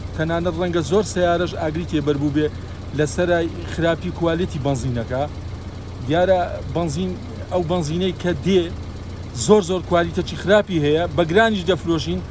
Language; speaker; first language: Central Kurdish; native; Central Kurdish